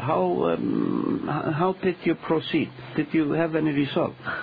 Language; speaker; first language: English; non-native, fluent; Icelandic